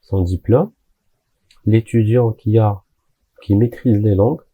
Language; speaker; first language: French; non-native, local second language; Arabic